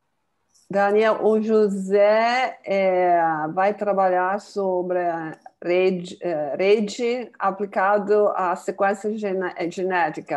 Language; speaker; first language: Portuguese; non-native, fluent; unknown